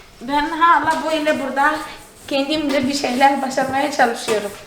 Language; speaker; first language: Turkish; non-native, fluent; Portuguese